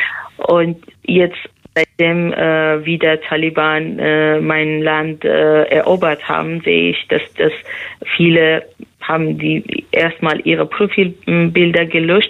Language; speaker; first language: German; non-native, fluent; Persian